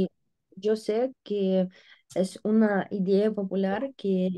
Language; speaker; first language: Spanish; non-native, learner; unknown